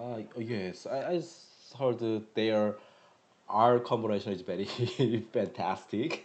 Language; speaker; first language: English; non-native, learner; Korean